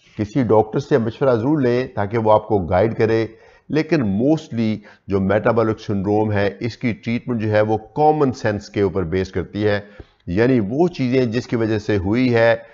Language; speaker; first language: Urdu; non-native, local second language; Punjabi